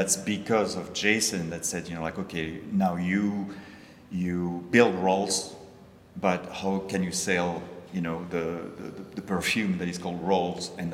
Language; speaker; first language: English; non-native, fluent; French